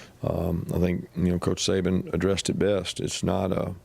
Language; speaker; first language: English; native; English